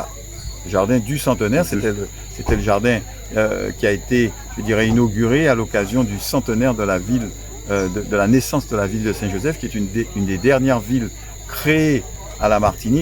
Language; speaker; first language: French; native; French